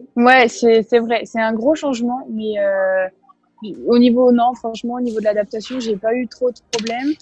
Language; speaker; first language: French; native; French